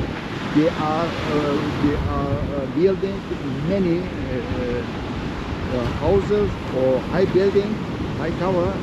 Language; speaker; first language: English; non-native, learner; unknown